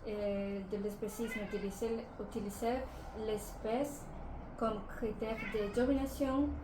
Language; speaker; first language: French; non-native, learner; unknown